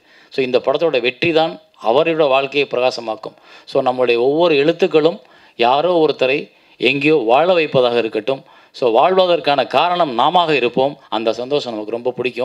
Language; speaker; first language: Tamil; native; Tamil